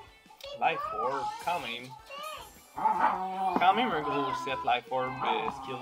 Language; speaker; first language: French; native; French